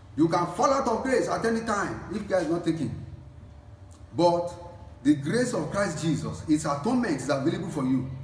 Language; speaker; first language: English; non-native, local second language; Yoruba